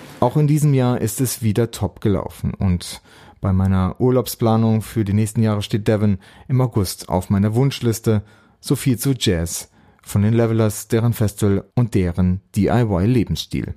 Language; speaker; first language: German; native; German